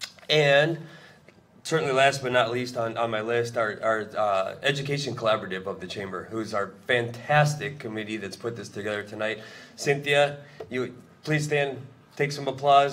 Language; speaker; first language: English; native; English